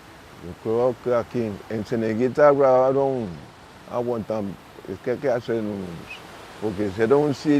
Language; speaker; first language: Spanish; non-native, local second language; English